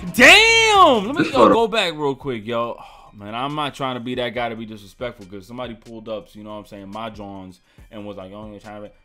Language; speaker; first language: English; native; English